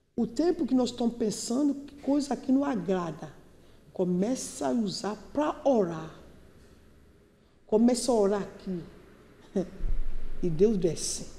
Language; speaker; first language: Portuguese; non-native, learner; Yoruba